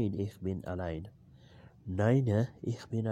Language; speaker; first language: German; non-native, learner; Urdu